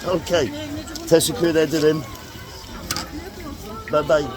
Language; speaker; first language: Turkish; non-native, learner; English